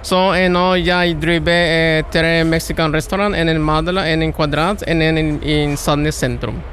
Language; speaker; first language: Norwegian; non-native, learner; Spanish